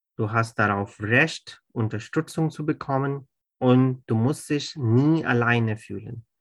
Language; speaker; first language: German; non-native, fluent; Urdu